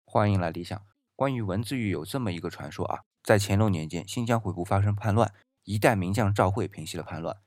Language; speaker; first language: Chinese; native; Chinese